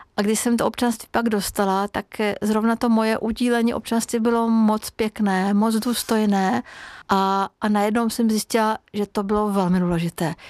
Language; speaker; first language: Czech; non-native, fluent; Hungarian